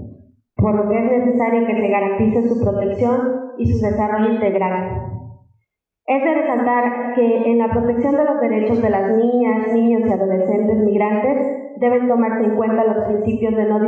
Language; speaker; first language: Spanish; native; Spanish